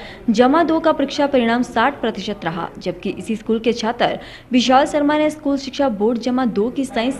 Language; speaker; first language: Hindi; native; Hindi